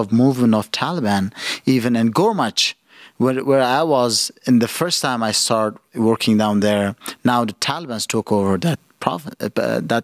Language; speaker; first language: English; non-native, fluent; Persian